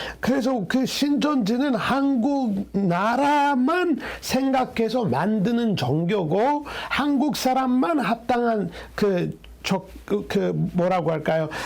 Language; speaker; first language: Korean; non-native, fluent; Amharic